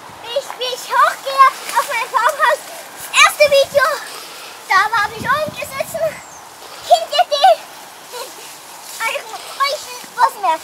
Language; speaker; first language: German; native; German